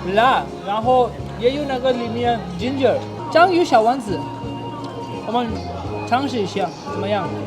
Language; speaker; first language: Chinese; non-native, fluent; Urdu